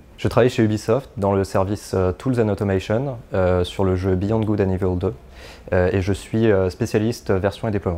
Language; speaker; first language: French; native; French